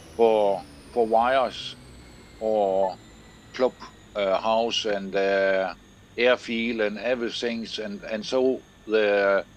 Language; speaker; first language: English; non-native, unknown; Danish